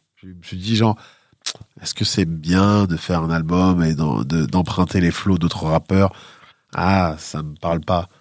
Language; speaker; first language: French; native; French